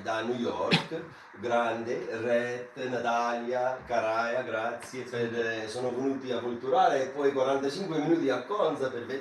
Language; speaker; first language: Italian; non-native, fluent; English